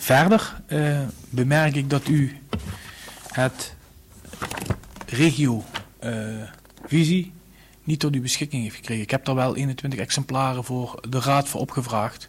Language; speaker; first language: Dutch; native; Dutch